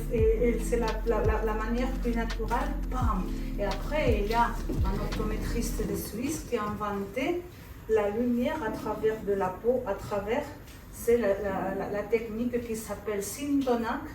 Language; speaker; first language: French; non-native, fluent; Spanish